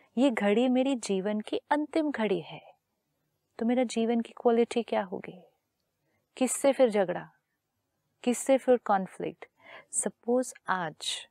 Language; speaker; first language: Hindi; native; Hindi